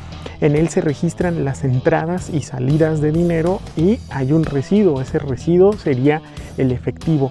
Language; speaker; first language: Spanish; native; Spanish